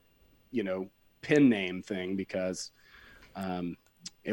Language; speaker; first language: English; native; English